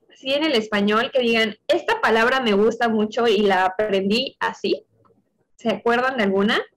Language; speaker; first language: Spanish; native; Spanish